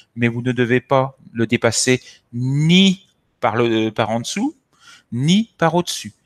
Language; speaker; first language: French; native; French